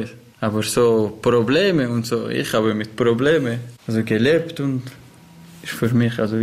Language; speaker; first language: German; non-native, learner; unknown